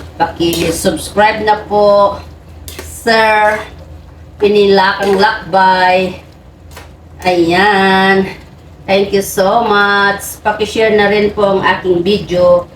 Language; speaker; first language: Filipino; non-native, local second language; Iloko